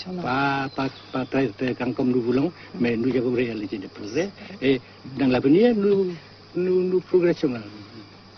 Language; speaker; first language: French; non-native, local second language; Vietnamese